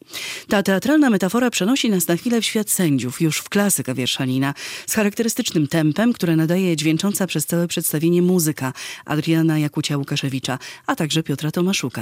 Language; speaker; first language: Polish; native; Polish